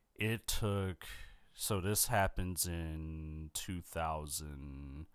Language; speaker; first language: English; native; English